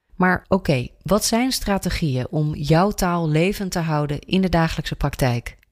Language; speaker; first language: Dutch; native; Dutch